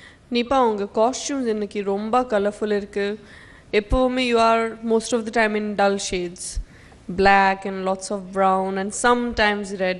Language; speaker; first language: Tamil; non-native, fluent; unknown